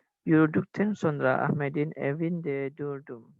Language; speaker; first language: Turkish; non-native, learner; Indonesian